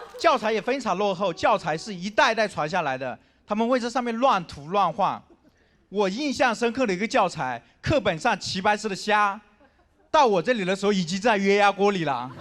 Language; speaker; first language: Chinese; non-native, local second language; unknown